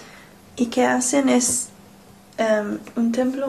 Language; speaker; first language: Spanish; non-native, learner; English